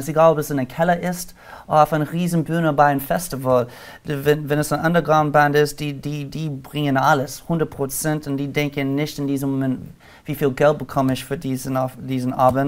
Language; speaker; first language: German; non-native, learner; English